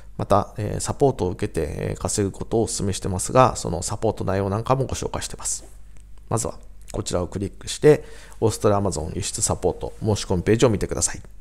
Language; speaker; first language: Japanese; native; Japanese